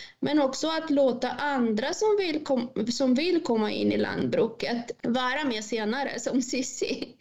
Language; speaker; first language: Swedish; non-native, fluent; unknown